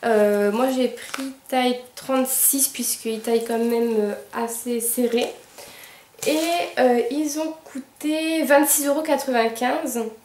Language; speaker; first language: French; native; French